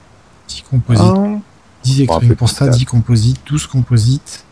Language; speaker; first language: French; native; French